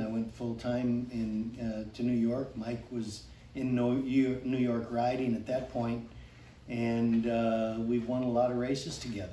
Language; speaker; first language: English; native; English